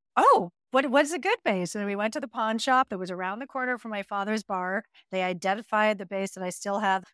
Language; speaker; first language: English; native; English